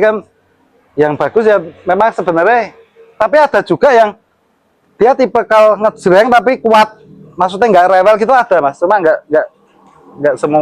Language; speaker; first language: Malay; non-native, local second language; Javanese